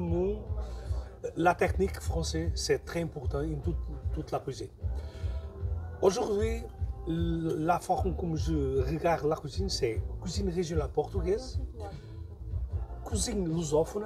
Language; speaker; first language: French; non-native, learner; Portuguese